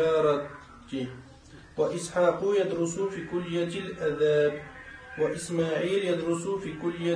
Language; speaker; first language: Arabic; non-native, learner; French